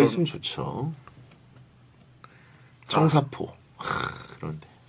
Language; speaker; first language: Korean; native; Korean